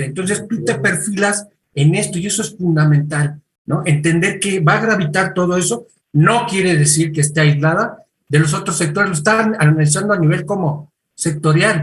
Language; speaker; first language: Spanish; native; Spanish